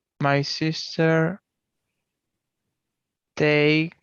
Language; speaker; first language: English; non-native, learner; Portuguese